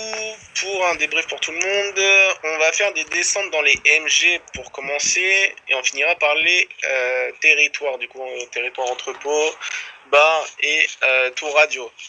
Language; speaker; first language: French; native; French